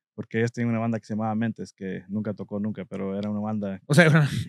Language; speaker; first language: Spanish; native; Spanish